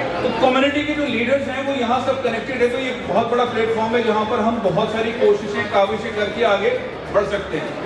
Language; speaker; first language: Urdu; native; Urdu